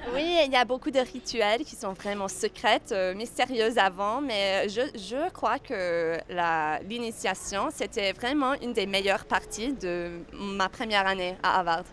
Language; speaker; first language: French; non-native, fluent; English